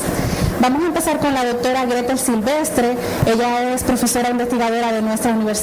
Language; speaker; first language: Spanish; native; Spanish